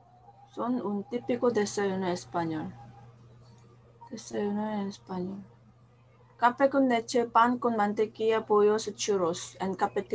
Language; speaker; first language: Spanish; non-native, learner; Korean